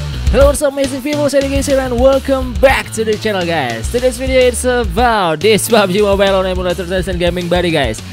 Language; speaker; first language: English; non-native, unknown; Indonesian